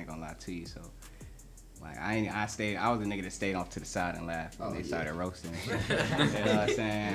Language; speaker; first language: English; native; English